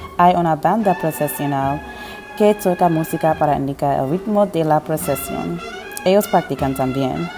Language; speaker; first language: Spanish; non-native, learner; English